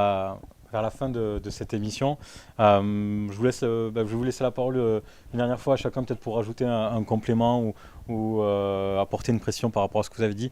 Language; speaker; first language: French; native; French